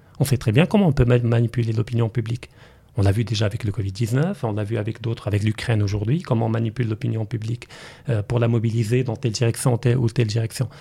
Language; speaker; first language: French; non-native, local second language; Arabic